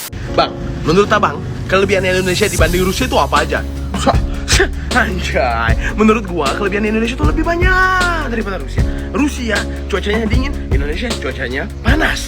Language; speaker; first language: Indonesian; non-native, learner; Russian